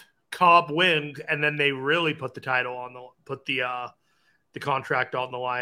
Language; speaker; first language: English; native; English